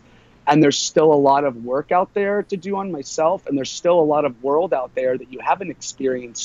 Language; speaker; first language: English; native; English